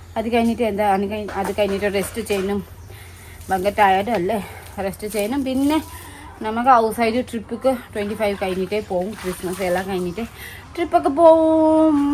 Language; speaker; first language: Malayalam; non-native, fluent; Nepali